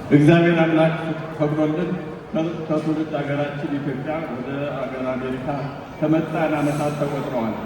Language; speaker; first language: Amharic; native; Amharic